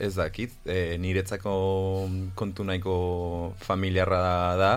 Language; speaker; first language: Basque; early bilingual, other home language; Polish